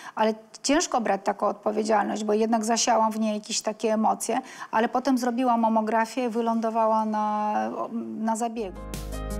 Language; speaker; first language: Polish; non-native, fluent; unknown